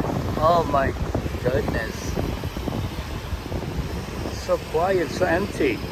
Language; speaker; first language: English; non-native, learner; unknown